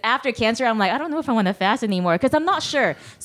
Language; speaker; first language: English; non-native, local second language; Cantonese